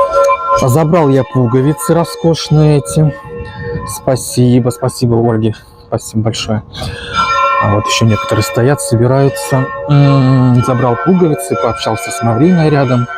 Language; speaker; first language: Russian; native; Russian